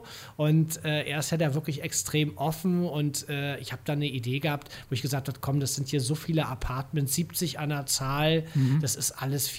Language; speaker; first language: German; native; German